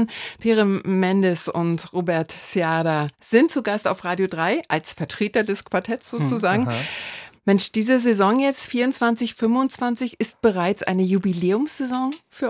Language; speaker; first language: German; native; German